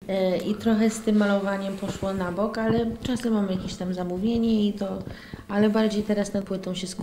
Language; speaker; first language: Polish; early bilingual, heritage; English